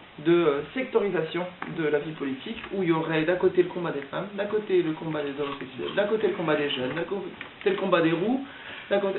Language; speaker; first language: French; native; French